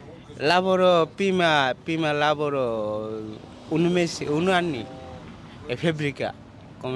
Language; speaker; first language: Italian; non-native, learner; Bangla